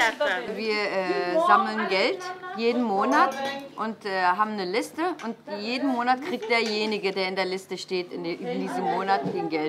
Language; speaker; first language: German; non-native, fluent; Turkish